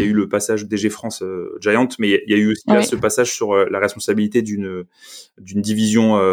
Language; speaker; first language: French; native; French